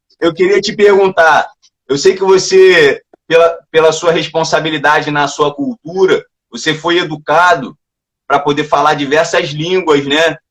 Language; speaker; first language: Portuguese; native; Portuguese